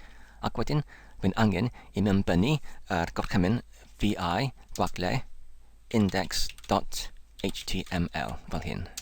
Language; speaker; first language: Welsh; non-native, learner; English